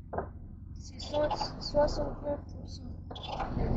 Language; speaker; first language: French; non-native, learner; Russian